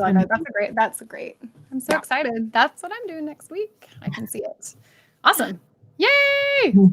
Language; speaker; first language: English; native; English